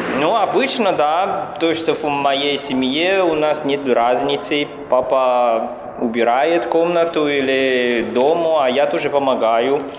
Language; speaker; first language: Russian; non-native, fluent; Chinese